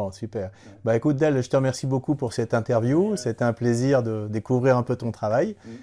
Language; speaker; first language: French; native; French